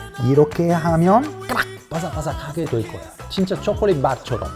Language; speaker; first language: Korean; non-native, fluent; Italian